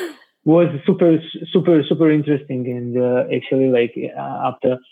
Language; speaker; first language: English; non-native, fluent; Georgian